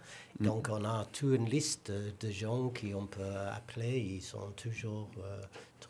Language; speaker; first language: French; non-native, learner; English